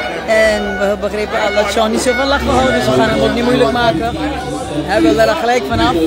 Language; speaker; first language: Dutch; native; Dutch